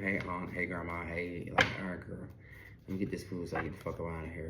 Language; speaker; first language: English; native; English